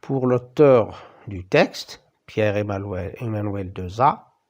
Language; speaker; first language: French; non-native, local second language; Arabic